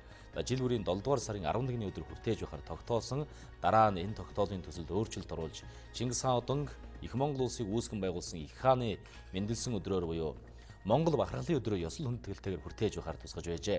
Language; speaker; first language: Mongolian; native; Mongolian